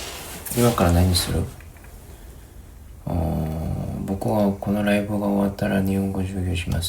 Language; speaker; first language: Japanese; non-native, fluent; Korean